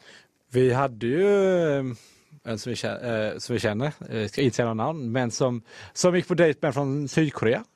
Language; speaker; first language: Swedish; native; Swedish